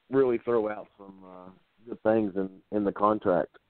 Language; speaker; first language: English; native; English